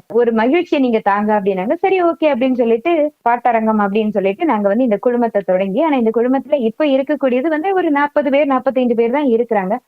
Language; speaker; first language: Tamil; non-native, local second language; Malayalam